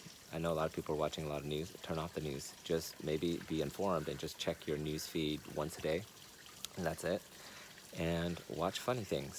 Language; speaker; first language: English; native; English